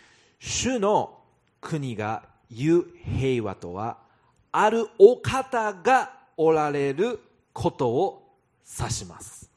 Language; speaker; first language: Japanese; non-native, fluent; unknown